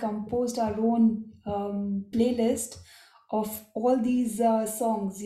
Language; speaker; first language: English; non-native, local second language; Marathi